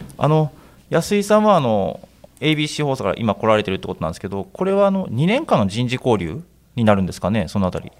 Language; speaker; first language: Japanese; native; Japanese